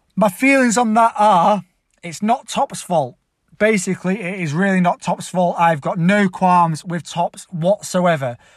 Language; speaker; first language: English; native; English